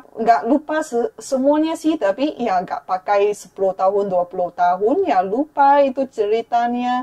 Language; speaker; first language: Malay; non-native, fluent; Chinese